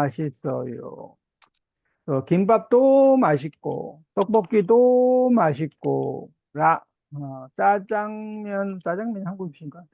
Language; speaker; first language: Korean; native; Korean